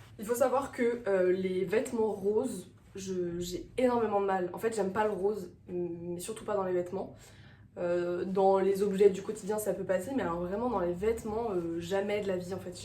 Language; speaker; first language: French; native; French